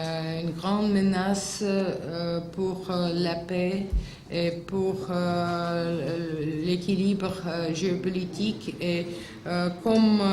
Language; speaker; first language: French; non-native, fluent; Russian